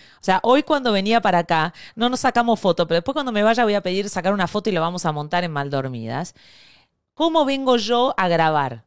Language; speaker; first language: Spanish; native; Spanish